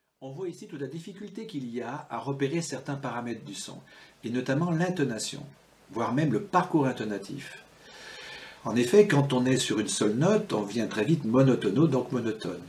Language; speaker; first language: French; native; French